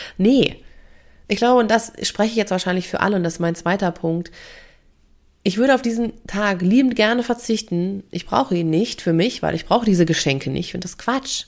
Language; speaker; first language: German; native; German